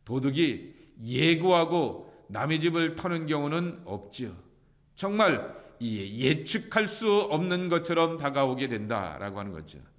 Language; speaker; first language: Korean; native; Korean